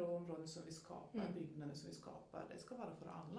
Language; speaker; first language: Swedish; non-native, fluent; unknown